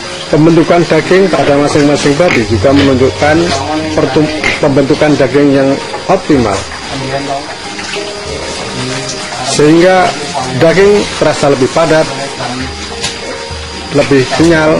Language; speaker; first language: Indonesian; native; Indonesian